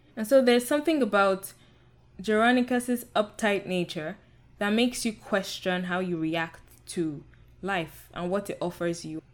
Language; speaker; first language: English; non-native, local second language; Yoruba